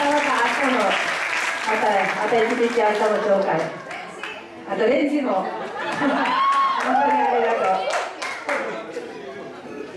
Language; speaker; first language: Japanese; non-native, fluent; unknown